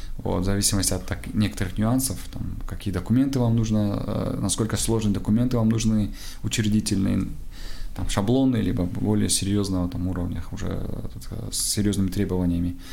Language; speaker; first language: Russian; non-native, local second language; Tajik